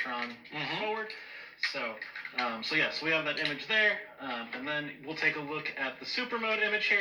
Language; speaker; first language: English; native; English